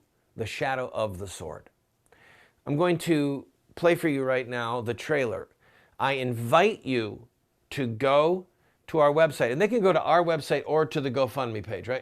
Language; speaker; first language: English; native; English